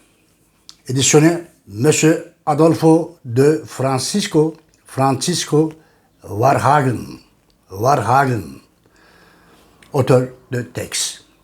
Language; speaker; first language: French; non-native, fluent; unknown